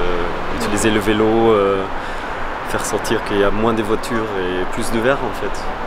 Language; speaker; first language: French; non-native, fluent; German